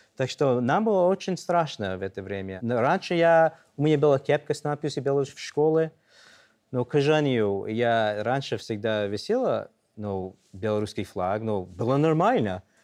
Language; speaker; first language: Russian; non-native, fluent; English